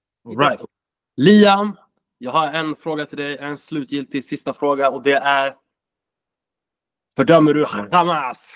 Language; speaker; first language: Swedish; native; Swedish